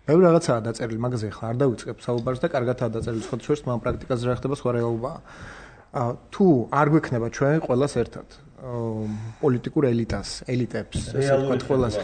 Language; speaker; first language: Georgian; non-native, local second language; Armenian